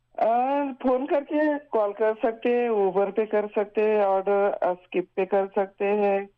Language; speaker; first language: Hindi; non-native, local second language; Marathi